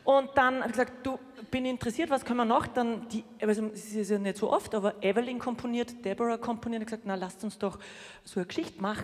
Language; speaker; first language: German; native; German